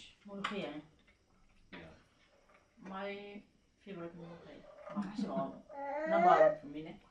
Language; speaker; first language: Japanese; non-native, learner; Arabic